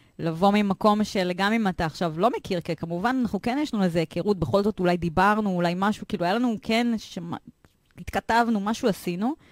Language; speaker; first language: Hebrew; native; Hebrew